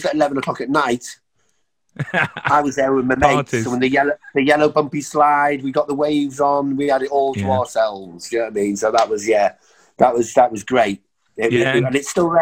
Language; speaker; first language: English; native; English